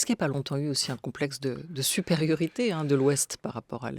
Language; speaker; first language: French; native; French